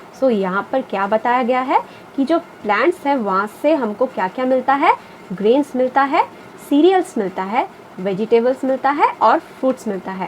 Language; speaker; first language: Hindi; non-native, local second language; Bangla